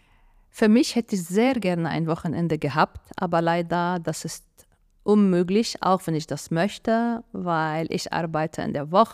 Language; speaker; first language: German; non-native, fluent; Arabic